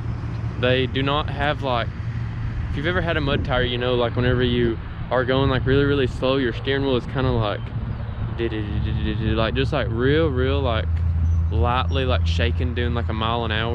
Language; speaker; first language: English; native; English